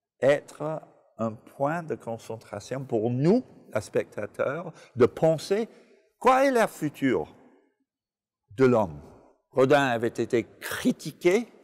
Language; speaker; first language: French; non-native, fluent; English